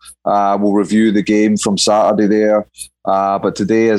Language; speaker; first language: English; native; English